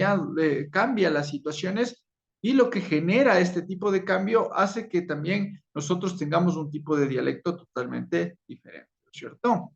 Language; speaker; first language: Spanish; native; Spanish